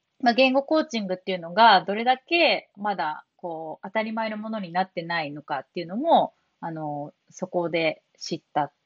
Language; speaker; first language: Japanese; native; Japanese